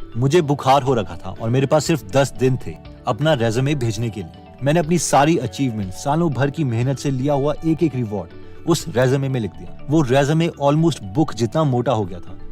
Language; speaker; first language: Hindi; native; Hindi